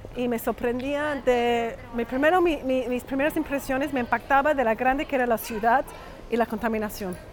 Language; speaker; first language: Spanish; non-native, fluent; English